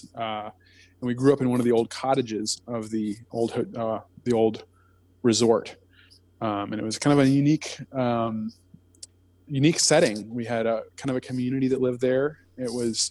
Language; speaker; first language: English; native; English